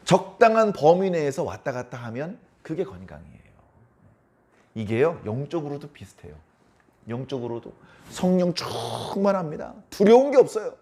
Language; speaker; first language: Korean; native; Korean